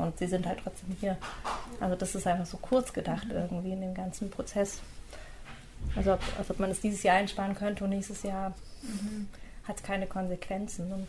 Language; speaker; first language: German; native; German